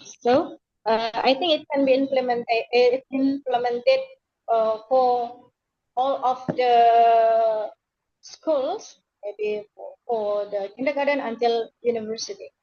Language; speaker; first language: English; non-native, learner; Indonesian